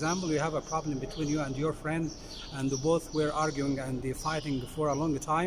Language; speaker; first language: English; non-native, fluent; Arabic